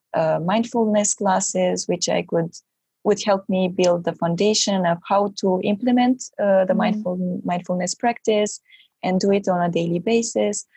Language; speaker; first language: English; non-native, fluent; Romanian